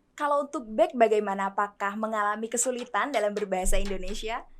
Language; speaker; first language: Indonesian; native; Indonesian